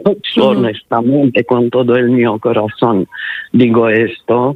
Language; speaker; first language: Spanish; non-native, learner; Italian